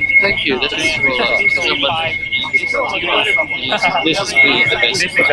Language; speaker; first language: English; non-native, learner; Japanese